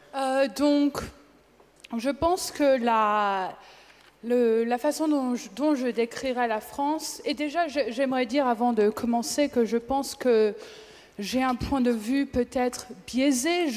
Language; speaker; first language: French; non-native, fluent; English